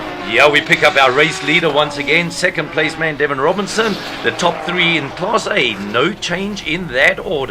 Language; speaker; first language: English; native; English